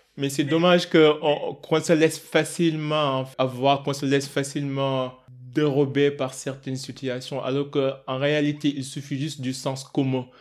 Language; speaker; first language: French; non-native, local second language; Wolof